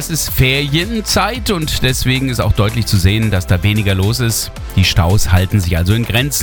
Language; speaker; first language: German; native; German